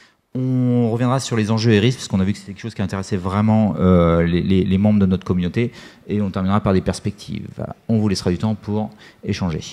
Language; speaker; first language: French; native; French